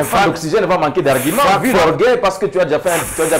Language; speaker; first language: French; non-native, local second language; Swahili